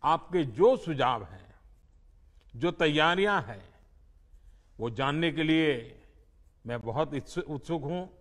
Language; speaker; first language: Hindi; non-native, local second language; Gujarati